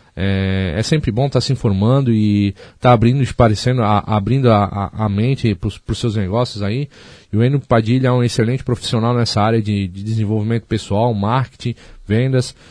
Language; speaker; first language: Portuguese; native; Portuguese